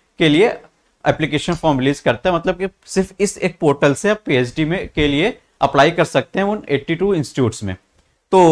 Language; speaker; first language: Hindi; native; Hindi